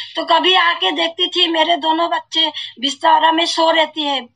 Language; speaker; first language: Hindi; non-native, local second language; Assamese